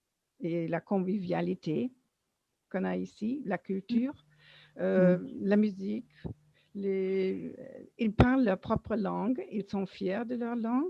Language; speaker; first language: French; non-native, learner; German